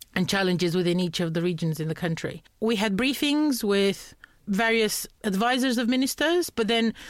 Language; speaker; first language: English; non-native, fluent; Romanian